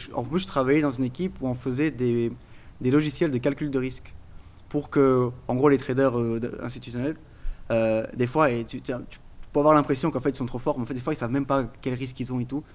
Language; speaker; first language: French; non-native, fluent; Portuguese